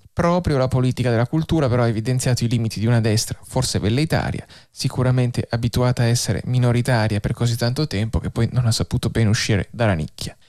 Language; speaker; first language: Italian; native; Italian